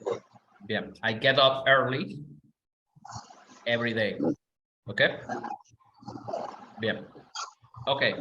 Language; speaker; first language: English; non-native, fluent; Spanish